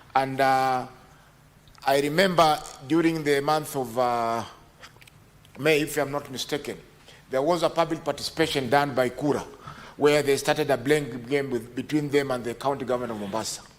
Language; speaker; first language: English; non-native, local second language; Swahili